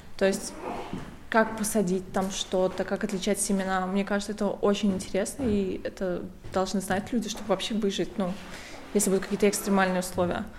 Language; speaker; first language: Russian; native; Russian